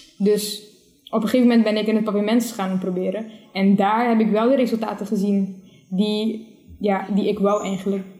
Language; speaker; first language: Dutch; non-native, local second language; Spanish